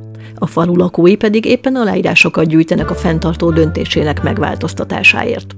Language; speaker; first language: Hungarian; native; Hungarian